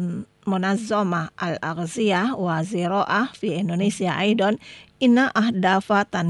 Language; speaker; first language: Arabic; non-native, fluent; Indonesian